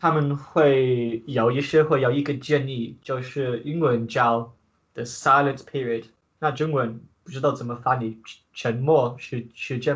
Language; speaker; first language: Chinese; non-native, learner; English